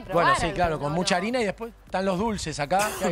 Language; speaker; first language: Spanish; native; Spanish